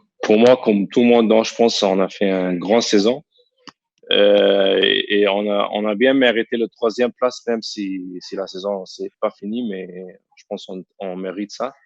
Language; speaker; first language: French; non-native, learner; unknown